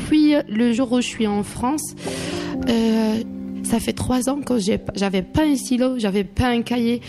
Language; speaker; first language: French; non-native, local second language; Arabic